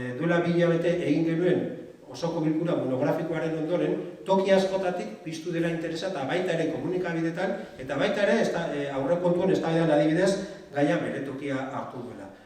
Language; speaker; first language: Basque; non-native, local second language; Spanish